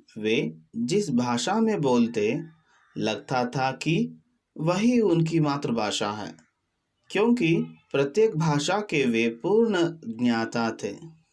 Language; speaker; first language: Hindi; non-native, local second language; Kannada